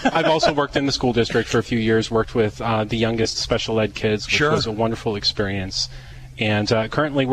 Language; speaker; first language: English; native; English